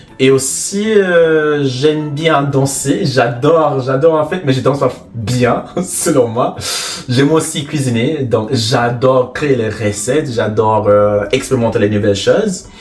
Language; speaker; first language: French; non-native, fluent; English